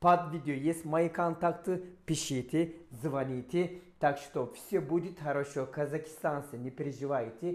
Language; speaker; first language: Russian; non-native, fluent; Turkish